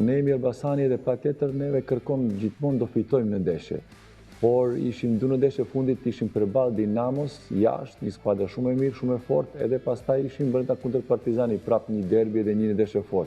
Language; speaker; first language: Albanian; non-native, learner; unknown